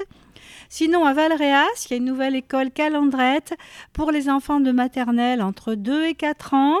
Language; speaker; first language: French; native; French